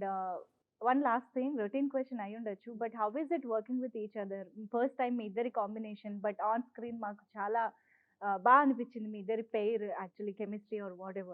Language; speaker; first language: Telugu; native; Telugu